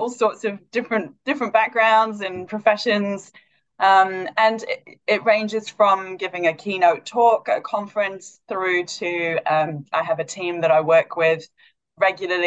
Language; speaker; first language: English; native; English